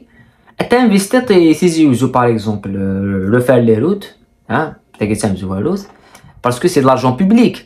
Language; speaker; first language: French; non-native, local second language; Kabyle